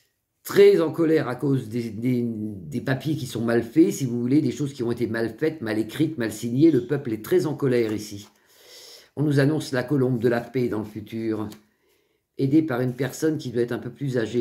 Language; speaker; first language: French; native; French